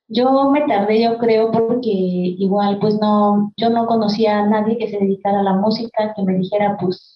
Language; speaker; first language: Spanish; non-native, local second language; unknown